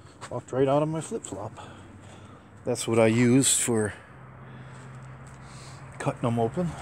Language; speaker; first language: English; native; English